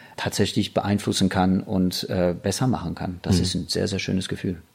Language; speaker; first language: German; non-native, fluent; French